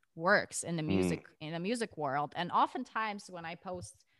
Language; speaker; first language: English; non-native, fluent; Russian